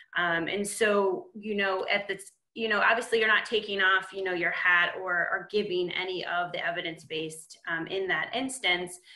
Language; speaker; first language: English; native; English